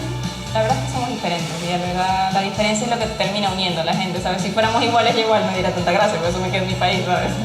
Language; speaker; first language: Spanish; native; Spanish